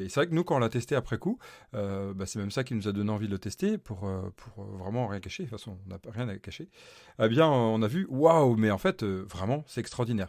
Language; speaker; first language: French; native; French